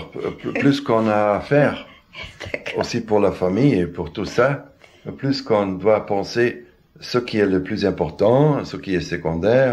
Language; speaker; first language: French; non-native, fluent; German